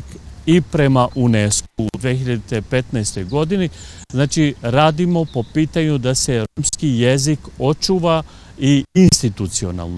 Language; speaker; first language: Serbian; non-native, local second language; Romany